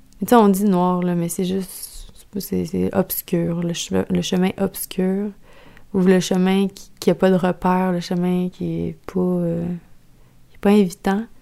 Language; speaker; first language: French; native; French